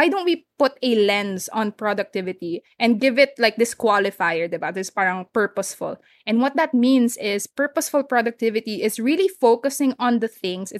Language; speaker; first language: English; non-native, local second language; Hiligaynon